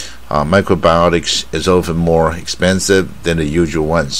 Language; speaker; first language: English; non-native, fluent; Chinese